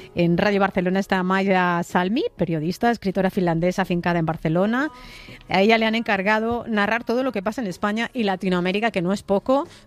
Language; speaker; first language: Spanish; native; Spanish